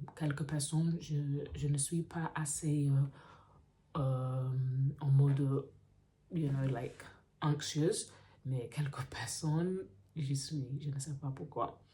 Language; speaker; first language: French; non-native, learner; English